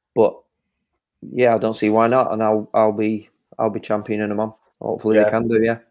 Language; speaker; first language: English; native; English